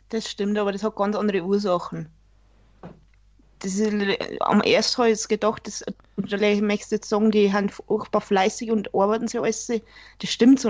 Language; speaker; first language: German; native; German